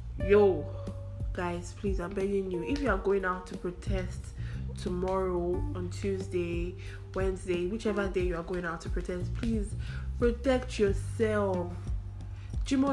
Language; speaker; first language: English; non-native, local second language; Igbo